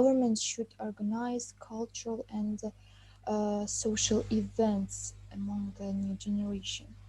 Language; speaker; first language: English; non-native, fluent; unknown